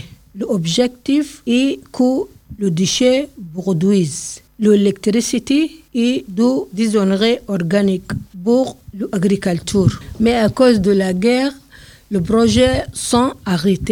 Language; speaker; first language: French; non-native, learner; Arabic